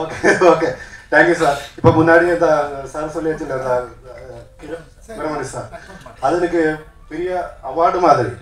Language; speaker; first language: Tamil; non-native, learner; Malayalam